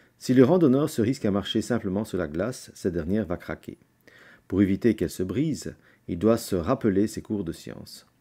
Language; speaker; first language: French; native; French